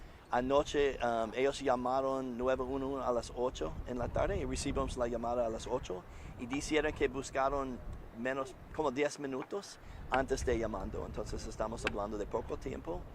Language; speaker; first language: Spanish; non-native, learner; English